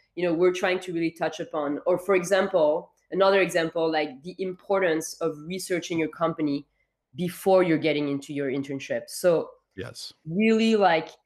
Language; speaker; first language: English; non-native, fluent; French